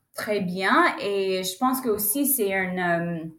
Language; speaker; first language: French; non-native, fluent; English